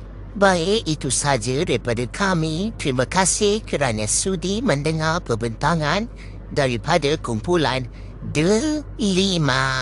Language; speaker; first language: Malay; native; Malay